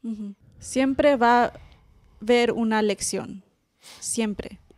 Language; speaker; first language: Spanish; early bilingual, heritage; Spanish